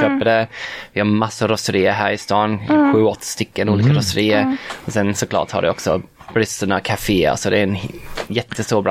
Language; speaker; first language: Swedish; non-native, fluent; English